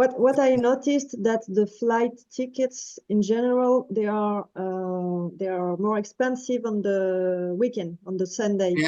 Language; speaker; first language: English; non-native, fluent; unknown